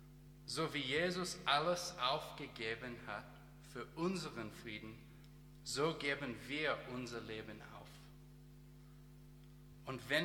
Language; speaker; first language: German; non-native, learner; English